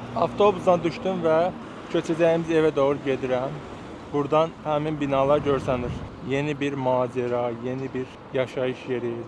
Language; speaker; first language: Azerbaijani; native; Azerbaijani